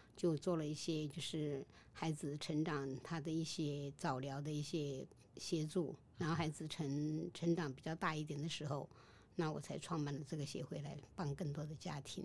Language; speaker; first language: Chinese; native; Chinese